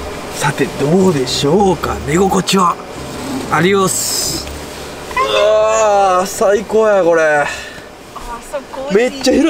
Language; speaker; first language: Japanese; native; Japanese